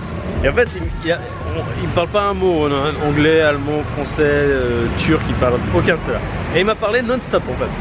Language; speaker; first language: French; native; French